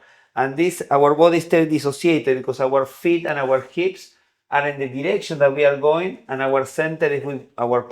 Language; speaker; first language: English; non-native, fluent; Spanish